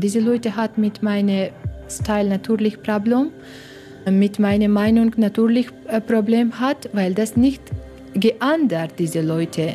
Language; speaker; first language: German; non-native, learner; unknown